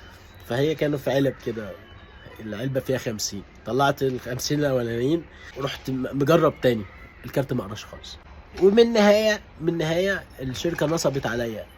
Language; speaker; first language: Arabic; native; Arabic